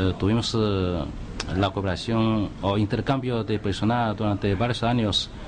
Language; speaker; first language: Spanish; non-native, fluent; Chinese